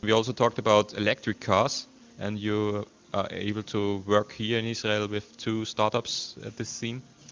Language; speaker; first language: English; non-native, fluent; German